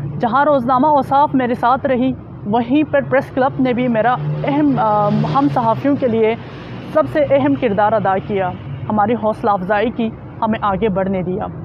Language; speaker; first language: Urdu; non-native, local second language; Shina